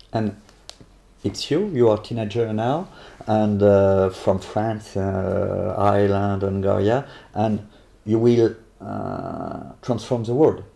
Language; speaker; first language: English; non-native, learner; French